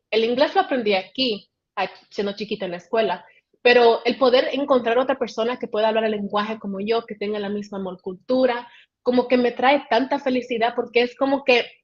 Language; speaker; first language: Spanish; early bilingual, heritage; Spanish